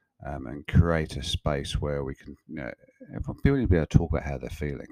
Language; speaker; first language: English; native; English